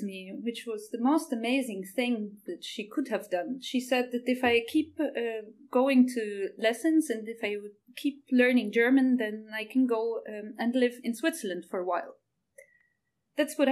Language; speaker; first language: English; non-native, fluent; Ukrainian